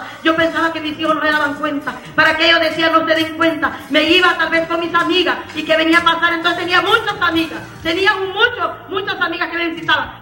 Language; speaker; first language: Spanish; native; Spanish